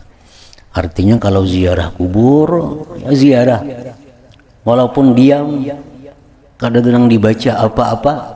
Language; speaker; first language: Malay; non-native, local second language; Banjar